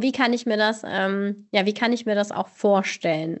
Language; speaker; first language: German; native; German